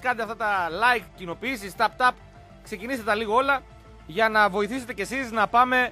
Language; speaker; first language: Greek; native; Greek